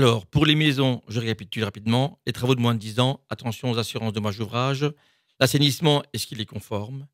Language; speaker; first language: French; native; French